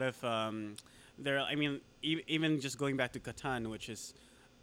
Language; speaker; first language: English; non-native, local second language; Filipino